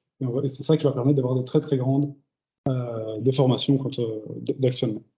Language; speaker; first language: French; native; French